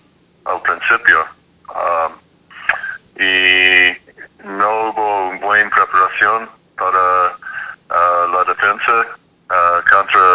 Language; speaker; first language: Spanish; non-native, fluent; English